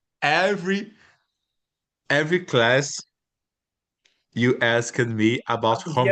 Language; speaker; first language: English; non-native, learner; Portuguese